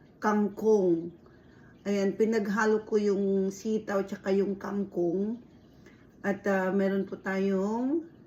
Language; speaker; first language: Filipino; non-native, local second language; Iloko